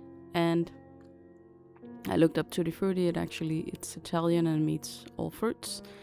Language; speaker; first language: English; non-native, fluent; Danish